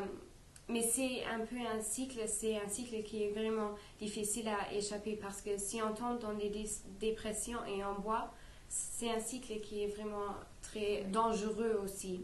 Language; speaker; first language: French; non-native, learner; English